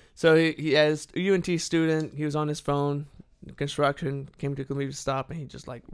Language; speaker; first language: English; non-native, fluent; Spanish